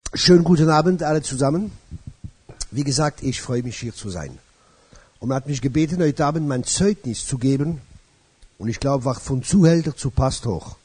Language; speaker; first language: German; non-native, fluent; French